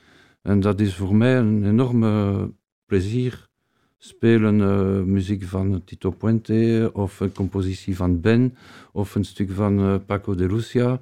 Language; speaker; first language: Dutch; non-native, learner; Spanish